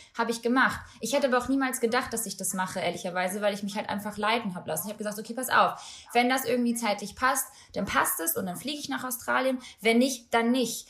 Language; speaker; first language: German; early bilingual, other home language; Albanian